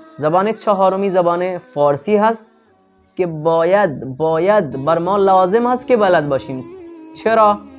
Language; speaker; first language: Persian; non-native, fluent; Urdu